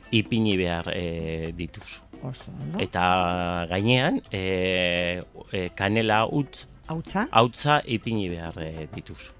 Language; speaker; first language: Basque; non-native, local second language; Spanish